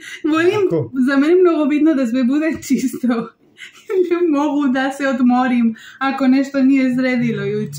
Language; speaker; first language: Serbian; non-native, learner; Spanish